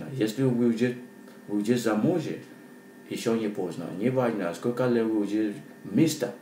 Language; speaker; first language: Russian; non-native, learner; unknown